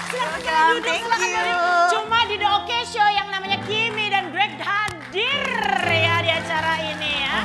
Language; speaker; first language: Indonesian; native; Indonesian